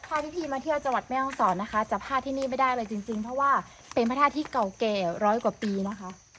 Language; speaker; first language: Thai; non-native, local second language; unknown